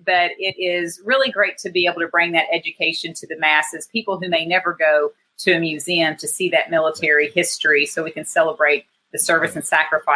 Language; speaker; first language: English; native; English